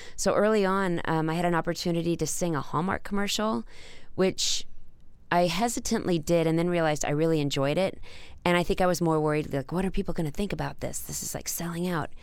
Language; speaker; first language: English; native; English